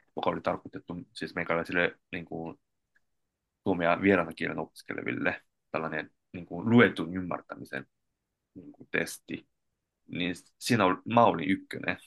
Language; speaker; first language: Finnish; non-native, fluent; Korean